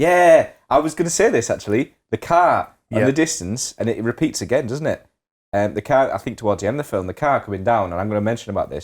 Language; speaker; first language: English; native; English